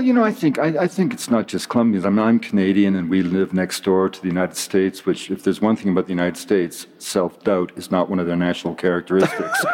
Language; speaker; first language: English; native; English